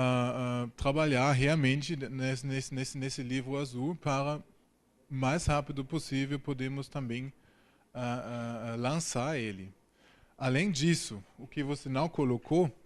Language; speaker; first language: Portuguese; non-native, fluent; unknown